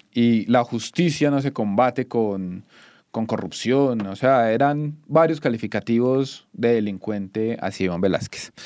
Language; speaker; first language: Spanish; native; Spanish